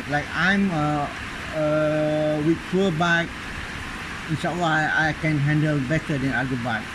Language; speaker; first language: English; non-native, local second language; Malay